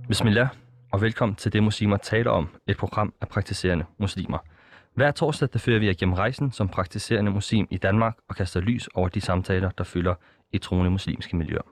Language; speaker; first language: Danish; early bilingual, other home language; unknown